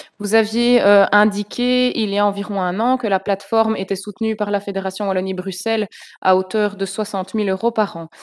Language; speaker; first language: French; native; French